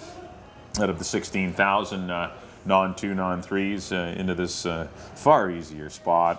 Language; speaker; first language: English; native; English